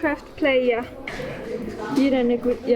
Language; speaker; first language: German; native; German